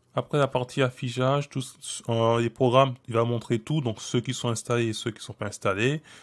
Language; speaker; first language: French; native; French